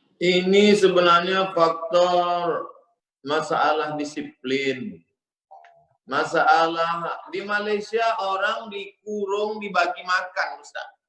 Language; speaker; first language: Malay; native; Malay